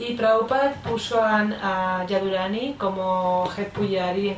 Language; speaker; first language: Spanish; native; Spanish